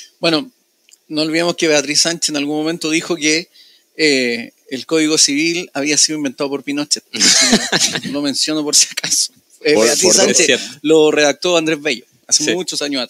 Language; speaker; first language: Spanish; native; Spanish